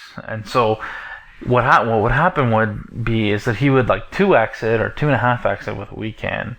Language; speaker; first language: English; native; English